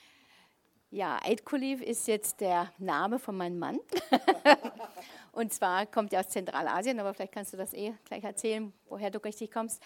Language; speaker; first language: German; native; German